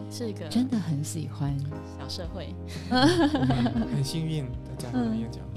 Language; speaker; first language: Chinese; non-native, fluent; Spanish